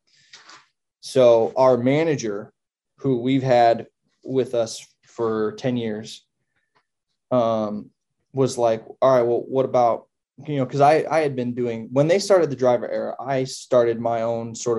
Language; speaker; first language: English; native; English